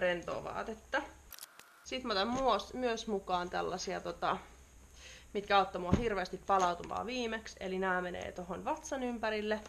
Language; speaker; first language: Finnish; native; Finnish